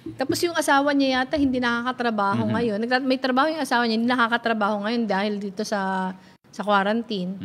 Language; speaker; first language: Filipino; non-native, local second language; Bikol